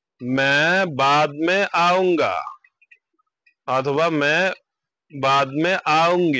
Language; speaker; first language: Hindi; non-native, learner; Bangla